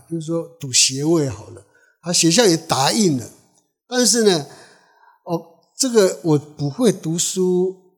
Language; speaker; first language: Chinese; non-native, local second language; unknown